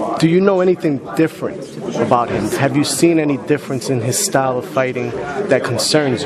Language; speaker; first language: English; native; English